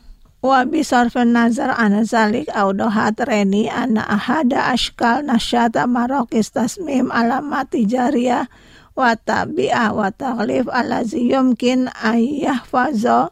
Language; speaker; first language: Arabic; non-native, fluent; Indonesian